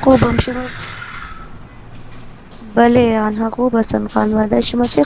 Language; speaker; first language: Persian; non-native, learner; Urdu